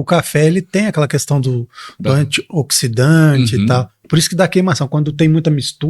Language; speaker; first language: Portuguese; native; Portuguese